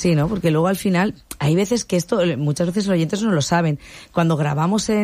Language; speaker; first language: Spanish; native; Spanish